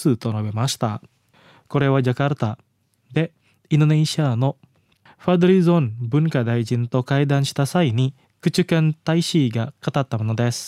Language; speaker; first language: Japanese; non-native, fluent; Indonesian